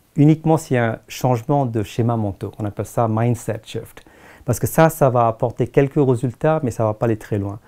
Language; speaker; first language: French; non-native, fluent; Tamil